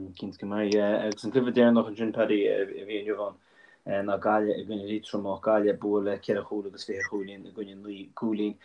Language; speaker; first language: Irish; native; Irish